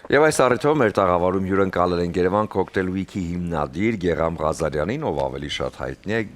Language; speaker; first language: Armenian; native; Armenian